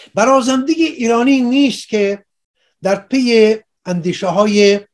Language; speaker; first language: Persian; non-native, local second language; Assyrian Neo-Aramaic